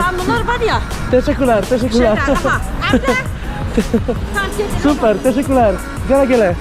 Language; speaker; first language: Turkish; non-native, learner; Polish